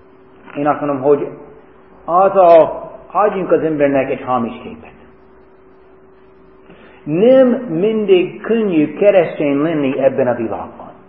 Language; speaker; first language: Hungarian; non-native, fluent; English